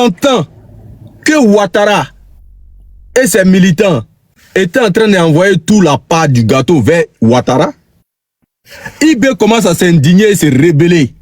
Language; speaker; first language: French; native; French